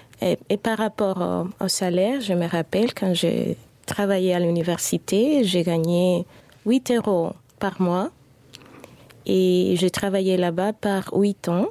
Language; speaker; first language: French; non-native, fluent; Spanish